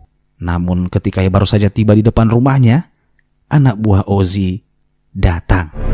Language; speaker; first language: Indonesian; native; Indonesian